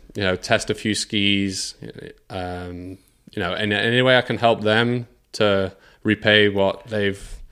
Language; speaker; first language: English; native; English